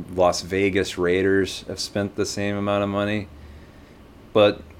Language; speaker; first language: English; native; English